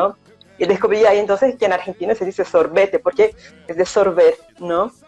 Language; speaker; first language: Spanish; non-native, fluent; Portuguese